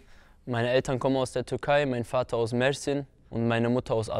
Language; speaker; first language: German; early bilingual, other home language; Turkish